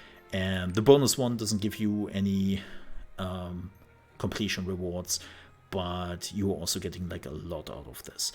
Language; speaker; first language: English; non-native, fluent; German